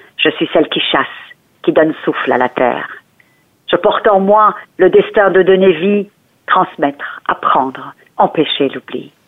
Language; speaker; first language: French; early bilingual, other home language; Persian